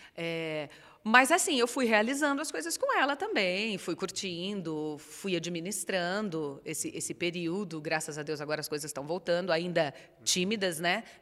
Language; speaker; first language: Portuguese; native; Portuguese